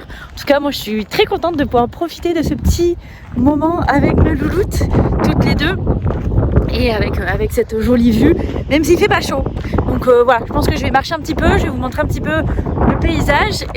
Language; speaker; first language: French; native; French